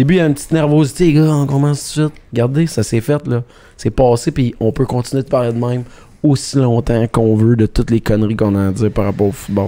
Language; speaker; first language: French; native; French